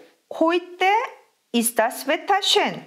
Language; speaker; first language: German; non-native, fluent; Korean